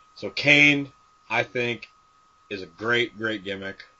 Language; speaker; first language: English; native; English